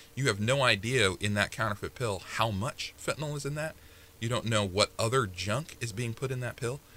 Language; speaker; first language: English; native; English